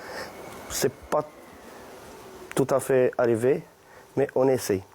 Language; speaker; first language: French; non-native, fluent; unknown